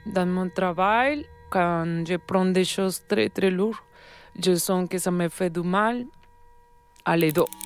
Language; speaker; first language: French; non-native, learner; Spanish